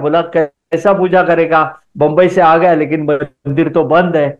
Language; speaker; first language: Hindi; non-native, local second language; Marathi